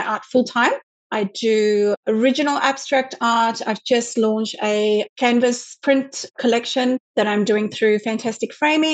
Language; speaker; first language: English; native; English